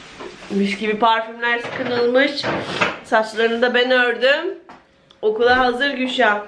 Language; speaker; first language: Turkish; native; Turkish